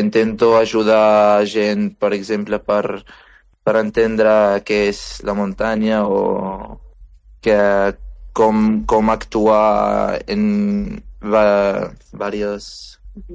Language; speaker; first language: Catalan; non-native, fluent; Arabic